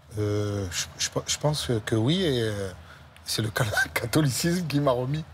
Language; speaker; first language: French; native; French